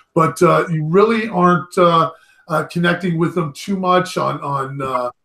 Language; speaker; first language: English; native; English